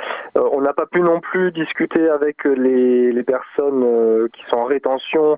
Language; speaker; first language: French; native; French